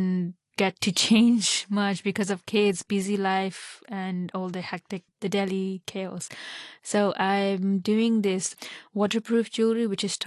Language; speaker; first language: English; non-native, local second language; Urdu